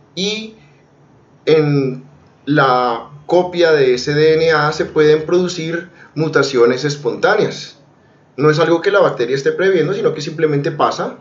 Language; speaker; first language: Spanish; native; Spanish